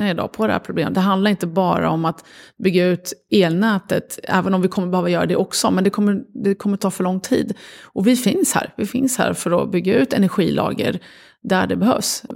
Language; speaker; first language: Swedish; early bilingual, other home language; Arabic